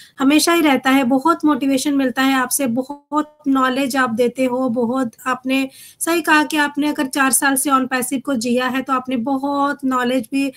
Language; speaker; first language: Hindi; native; Hindi